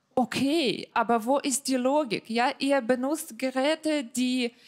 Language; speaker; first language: German; non-native, fluent; Ukrainian